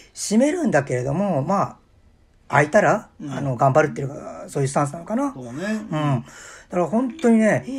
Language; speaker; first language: Japanese; native; Japanese